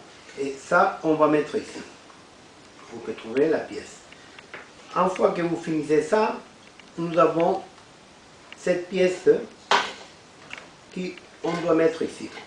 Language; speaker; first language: French; non-native, fluent; Spanish